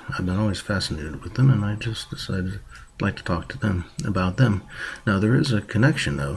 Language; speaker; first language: English; native; English